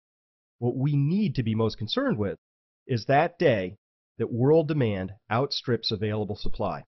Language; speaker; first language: English; native; English